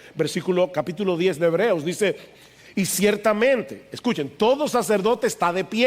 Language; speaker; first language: Spanish; native; Spanish